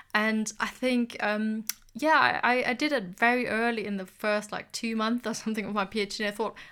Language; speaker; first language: English; non-native, fluent; German